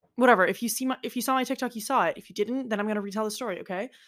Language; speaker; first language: English; native; English